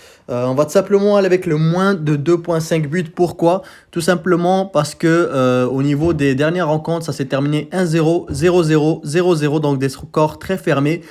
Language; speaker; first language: French; native; French